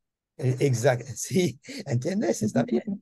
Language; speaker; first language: Spanish; non-native, learner; French